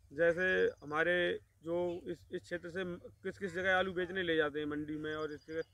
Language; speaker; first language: Hindi; native; Hindi